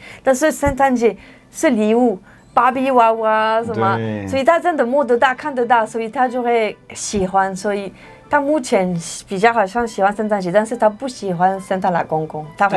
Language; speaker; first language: Chinese; non-native, fluent; French